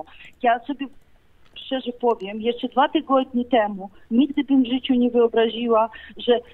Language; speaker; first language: Polish; non-native, fluent; Ukrainian